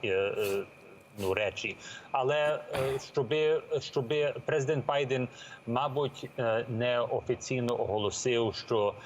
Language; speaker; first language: Ukrainian; early bilingual, heritage; Ukrainian